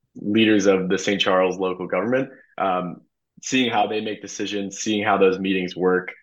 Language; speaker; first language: English; native; English